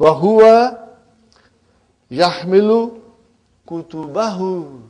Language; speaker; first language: Arabic; non-native, fluent; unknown